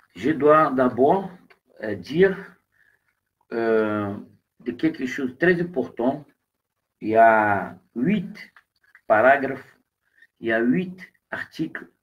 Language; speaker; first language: French; non-native, learner; Portuguese